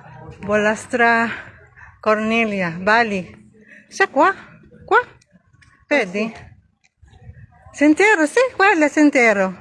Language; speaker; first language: Italian; non-native, learner; Filipino